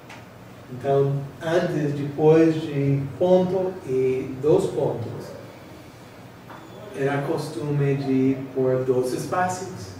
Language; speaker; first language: Portuguese; non-native, fluent; English